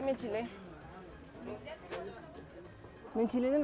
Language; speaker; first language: Spanish; native; Spanish